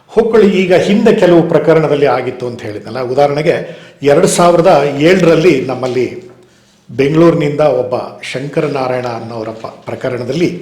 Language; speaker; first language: Kannada; native; Kannada